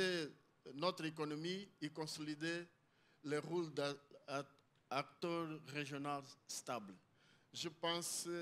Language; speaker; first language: French; non-native, learner; Portuguese